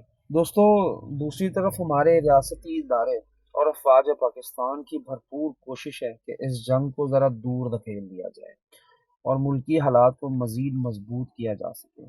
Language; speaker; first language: Urdu; native; Urdu